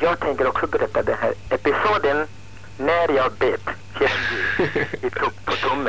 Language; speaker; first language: Swedish; non-native, fluent; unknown